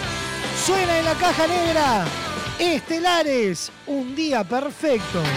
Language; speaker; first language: Spanish; native; Spanish